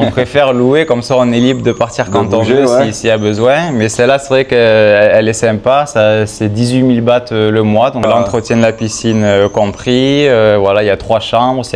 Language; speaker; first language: French; native; French